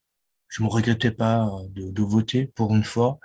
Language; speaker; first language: French; non-native, fluent; Persian